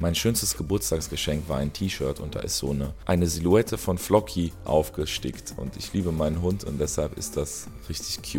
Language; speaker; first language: German; early bilingual, other home language; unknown